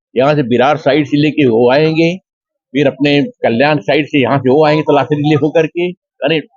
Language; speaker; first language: Hindi; native; Hindi